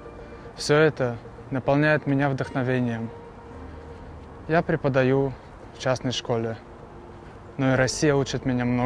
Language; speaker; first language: Russian; non-native, fluent; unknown